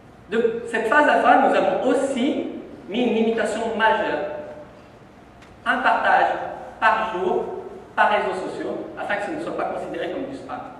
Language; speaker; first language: French; native; French